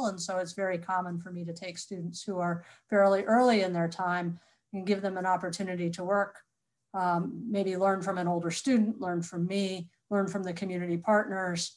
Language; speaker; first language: English; native; English